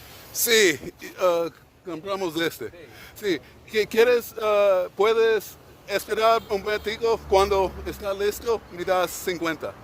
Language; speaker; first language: Spanish; non-native, learner; English